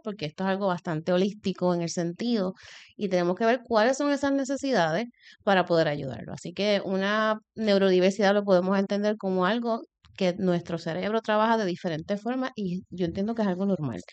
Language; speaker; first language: Spanish; native; Spanish